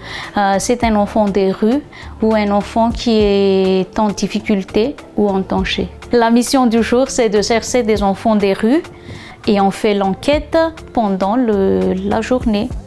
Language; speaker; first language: French; non-native, local second language; Malagasy